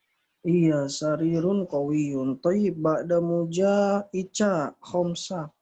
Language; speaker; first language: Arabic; non-native, fluent; Indonesian